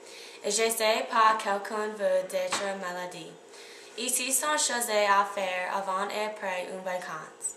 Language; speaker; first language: French; non-native, learner; English